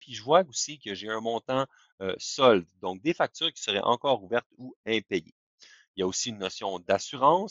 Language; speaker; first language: French; native; French